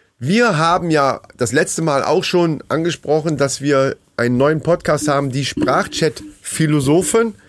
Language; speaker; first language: German; native; German